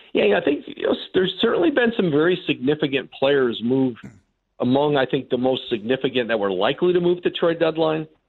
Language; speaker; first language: English; native; English